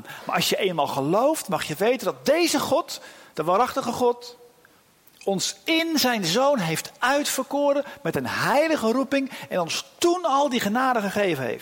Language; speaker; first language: Dutch; native; Dutch